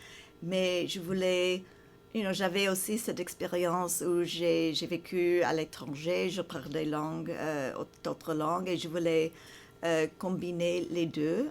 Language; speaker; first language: French; non-native, fluent; English